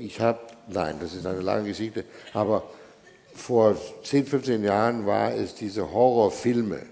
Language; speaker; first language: German; non-native, fluent; Danish